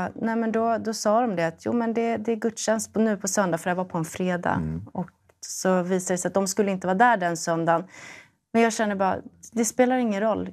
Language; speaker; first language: Swedish; native; Swedish